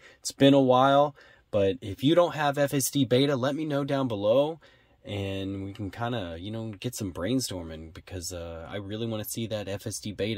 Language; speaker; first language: English; native; English